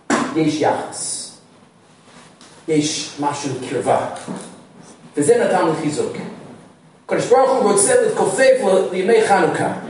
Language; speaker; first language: Hebrew; non-native, fluent; English